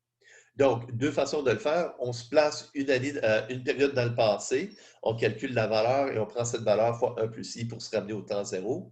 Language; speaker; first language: French; native; French